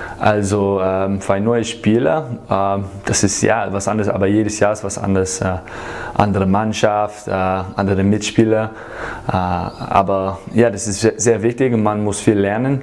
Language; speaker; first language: German; non-native, fluent; English